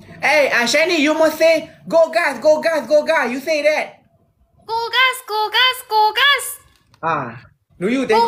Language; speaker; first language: English; non-native, learner; Malay